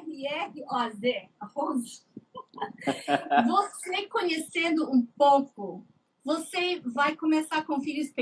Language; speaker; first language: Portuguese; non-native, fluent; English